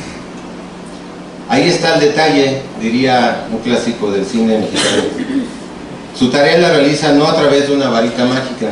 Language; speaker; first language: Spanish; native; Spanish